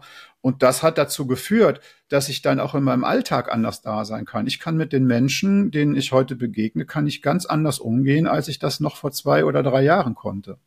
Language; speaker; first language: German; native; German